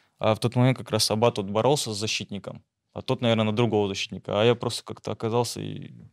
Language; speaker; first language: Russian; native; Russian